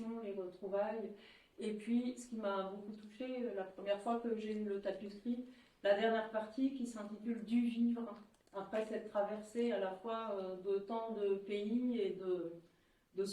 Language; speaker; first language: French; native; French